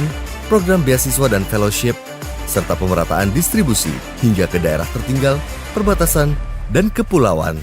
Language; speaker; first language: Indonesian; native; Indonesian